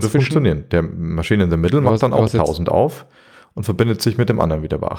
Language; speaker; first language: German; native; German